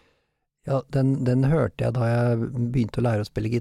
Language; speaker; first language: Norwegian; native; Norwegian